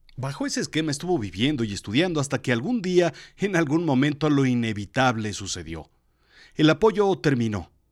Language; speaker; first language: Spanish; native; Spanish